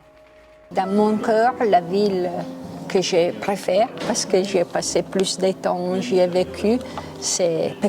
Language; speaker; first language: French; non-native, local second language; Italian